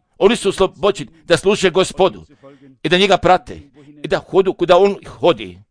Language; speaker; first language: Croatian; non-native, fluent; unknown